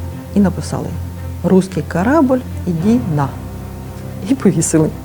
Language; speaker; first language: Ukrainian; native; Ukrainian